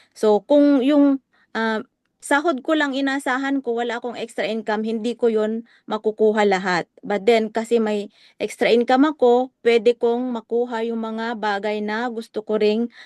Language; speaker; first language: Filipino; non-native, local second language; Iloko